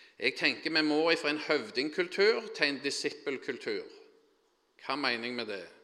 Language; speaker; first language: Norwegian; native; Norwegian